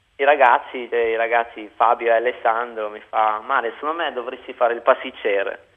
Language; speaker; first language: Italian; non-native, fluent; Albanian